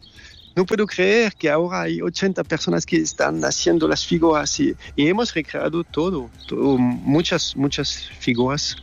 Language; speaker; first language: Spanish; non-native, learner; French